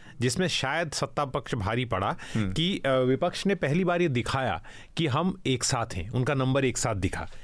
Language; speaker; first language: Hindi; native; Hindi